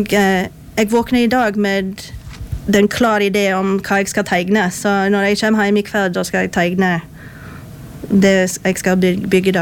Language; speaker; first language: Norwegian; non-native, fluent; English